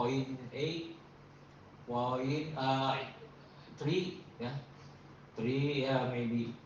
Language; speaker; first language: English; non-native, learner; Indonesian